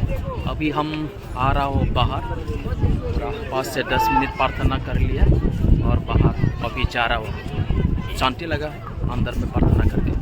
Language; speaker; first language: Hindi; non-native, local second language; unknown